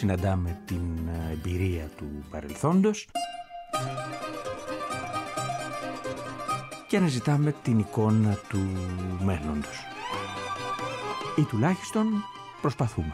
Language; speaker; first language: Greek; native; Greek